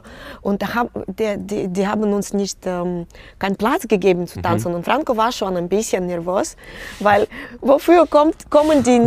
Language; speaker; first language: German; non-native, fluent; Russian